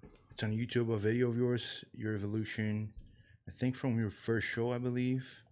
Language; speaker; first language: English; non-native, fluent; Portuguese